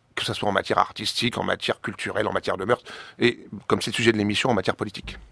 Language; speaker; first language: French; native; French